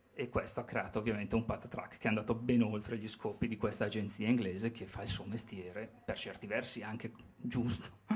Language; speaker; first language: Italian; native; Italian